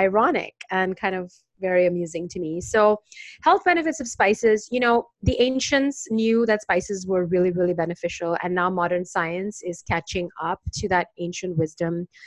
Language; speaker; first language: English; non-native, local second language; Hindi